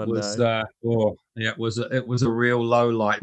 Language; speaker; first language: English; native; English